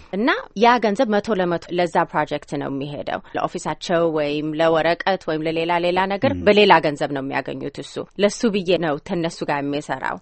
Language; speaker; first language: Amharic; early bilingual, heritage; Amharic